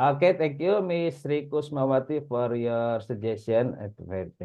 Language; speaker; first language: English; non-native, learner; Indonesian